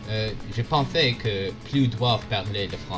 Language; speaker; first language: French; non-native, learner; English